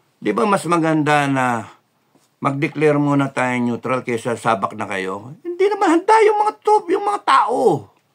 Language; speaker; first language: Filipino; native; Filipino